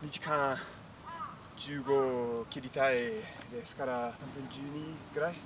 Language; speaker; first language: Japanese; non-native, learner; English